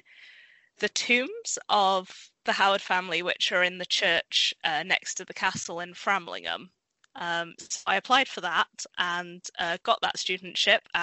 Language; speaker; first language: English; native; English